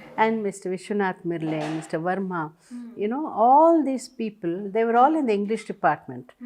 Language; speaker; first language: English; non-native, local second language; Tamil